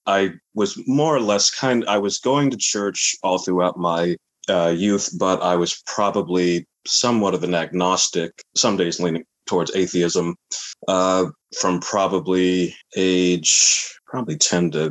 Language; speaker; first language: English; native; English